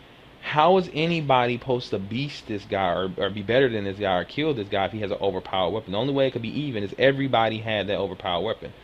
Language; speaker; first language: English; native; English